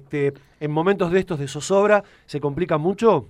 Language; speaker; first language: Spanish; native; Spanish